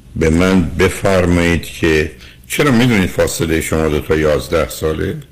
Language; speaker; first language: Persian; native; Persian